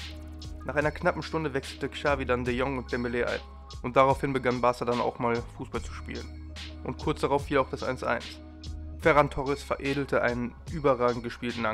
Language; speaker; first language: German; native; German